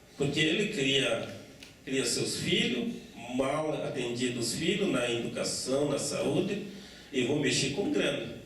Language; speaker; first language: Portuguese; non-native, local second language; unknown